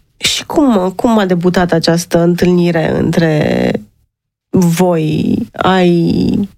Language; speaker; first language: Romanian; native; Romanian